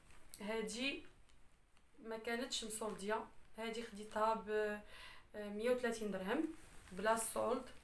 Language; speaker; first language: Arabic; native; Arabic